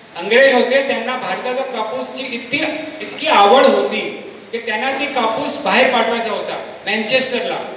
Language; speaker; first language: Marathi; non-native, local second language; Hindi